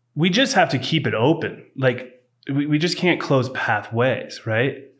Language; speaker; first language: English; native; English